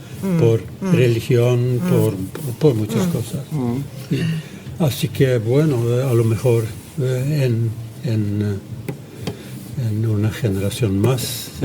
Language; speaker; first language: Spanish; non-native, fluent; Norwegian